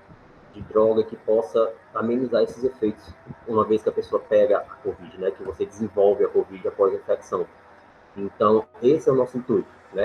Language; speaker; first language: Portuguese; native; Portuguese